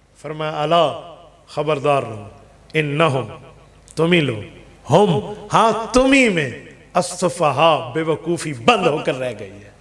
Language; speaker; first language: Urdu; non-native, local second language; Punjabi